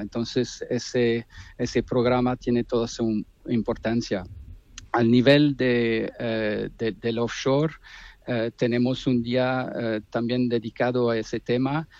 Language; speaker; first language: Spanish; non-native, fluent; French